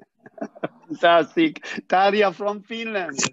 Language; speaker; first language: English; non-native, fluent; Italian